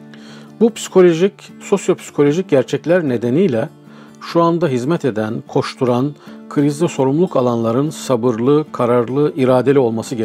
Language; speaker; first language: Turkish; native; Turkish